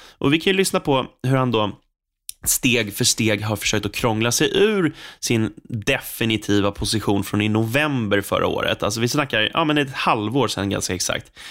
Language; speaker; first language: Swedish; native; Swedish